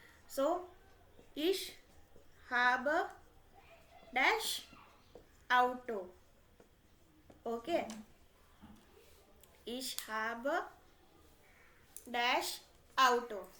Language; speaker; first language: German; non-native, fluent; Hindi